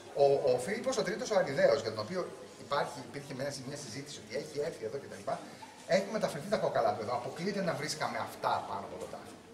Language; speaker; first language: Greek; native; Greek